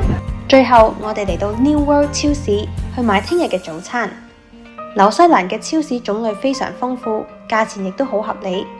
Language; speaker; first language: Chinese; native; Chinese